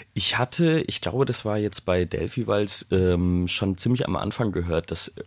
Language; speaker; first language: German; native; German